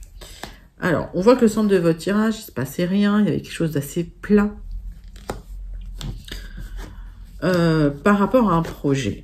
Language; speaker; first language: French; native; French